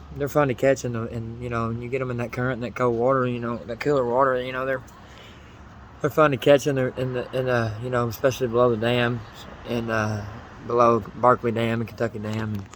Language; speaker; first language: English; native; English